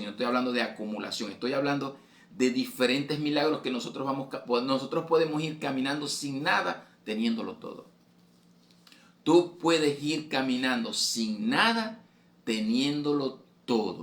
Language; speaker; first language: Spanish; native; Spanish